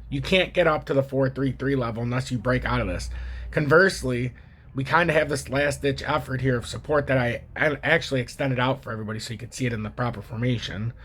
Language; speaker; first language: English; native; English